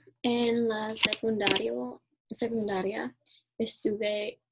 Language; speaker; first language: Spanish; non-native, learner; English